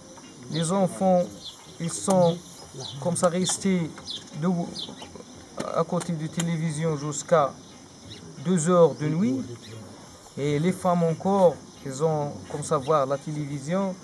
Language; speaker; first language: French; non-native, learner; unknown